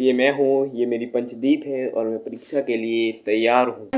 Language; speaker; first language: Hindi; native; Hindi